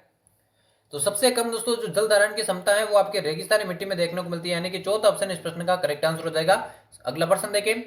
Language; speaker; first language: Hindi; native; Hindi